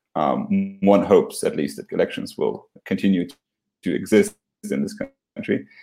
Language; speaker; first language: English; non-native, fluent; Luxembourgish